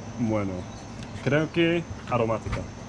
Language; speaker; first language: Spanish; non-native, learner; English